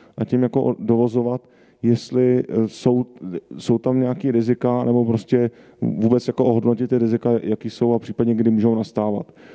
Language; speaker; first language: Czech; native; Czech